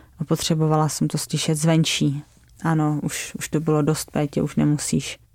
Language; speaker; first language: Czech; native; Czech